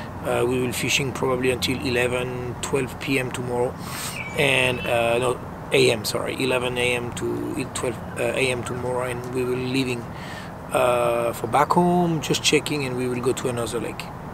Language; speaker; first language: English; non-native, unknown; French